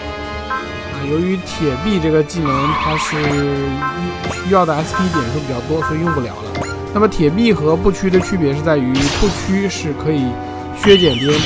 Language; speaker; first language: Chinese; native; Chinese